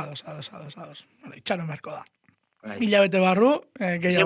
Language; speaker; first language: Basque; native; Basque